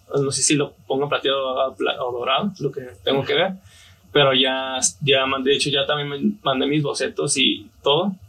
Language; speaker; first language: Spanish; native; Spanish